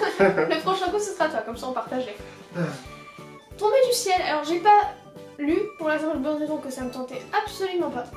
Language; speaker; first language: French; native; French